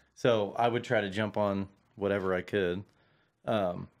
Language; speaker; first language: English; native; English